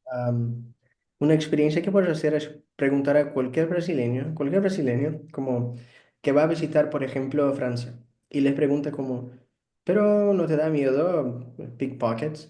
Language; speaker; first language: Spanish; non-native, fluent; Portuguese